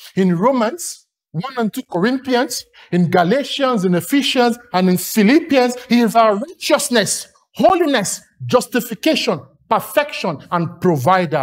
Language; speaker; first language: English; non-native, local second language; Yoruba